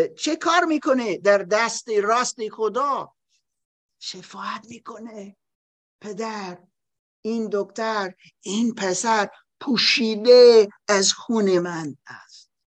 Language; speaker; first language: Persian; non-native, learner; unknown